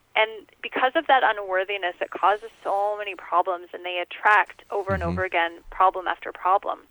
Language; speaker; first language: English; native; English